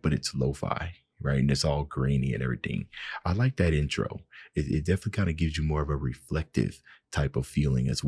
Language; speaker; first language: English; native; English